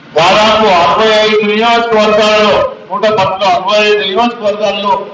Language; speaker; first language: Telugu; native; Telugu